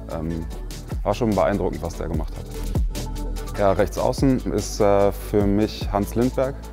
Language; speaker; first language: German; native; German